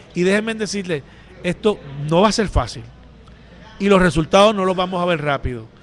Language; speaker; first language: Spanish; native; Spanish